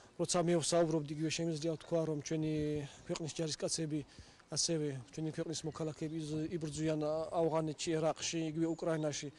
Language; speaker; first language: Georgian; non-native, local second language; Chechen